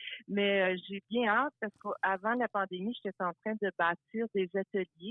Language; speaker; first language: French; native; French